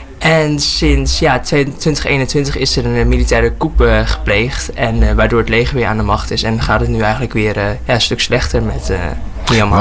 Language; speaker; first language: Dutch; early bilingual, other home language; Burmese